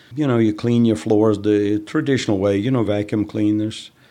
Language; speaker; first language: English; non-native, fluent; Dutch